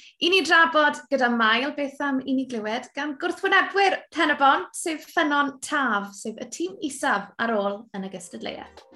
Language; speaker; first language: Welsh; native; Welsh